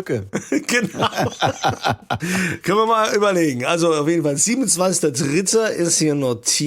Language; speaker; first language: German; native; German